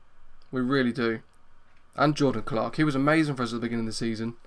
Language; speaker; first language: English; native; English